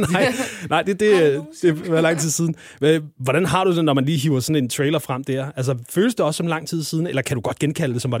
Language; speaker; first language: Danish; native; Danish